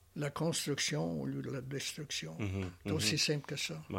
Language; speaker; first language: French; native; French